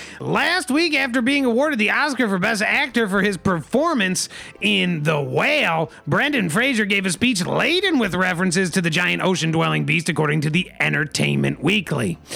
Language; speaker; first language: English; native; English